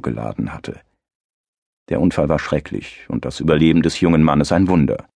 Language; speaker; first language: German; native; German